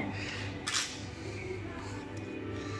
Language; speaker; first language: Italian; non-native, learner; Urdu